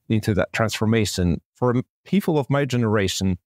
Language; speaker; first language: English; non-native, fluent; Polish